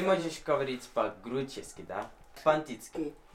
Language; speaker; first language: Russian; non-native, learner; English